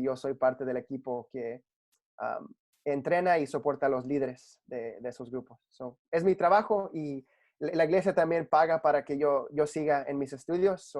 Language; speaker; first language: Spanish; early bilingual, heritage; Spanish